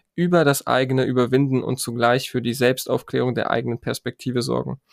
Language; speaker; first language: German; native; German